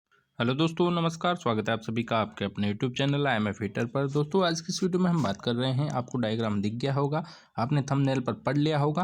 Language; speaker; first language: Hindi; native; Hindi